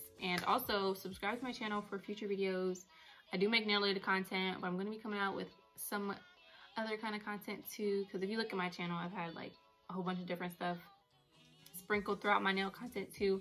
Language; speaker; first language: English; native; English